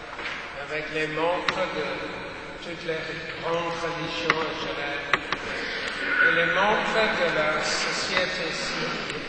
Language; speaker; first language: French; non-native, fluent; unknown